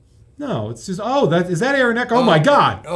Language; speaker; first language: English; native; English